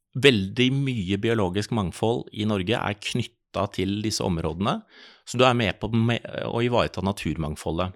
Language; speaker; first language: Norwegian; native; Norwegian